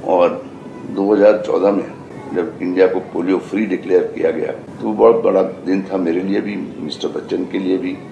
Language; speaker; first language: Hindi; native; Hindi